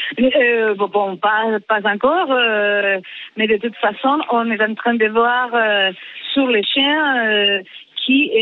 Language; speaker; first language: French; non-native, learner; Spanish